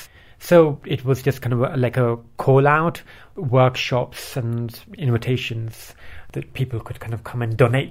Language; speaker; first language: English; early bilingual, other home language; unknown